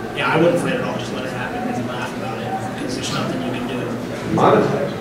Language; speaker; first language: English; native; English